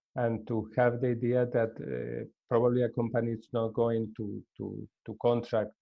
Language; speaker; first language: English; non-native, learner; Spanish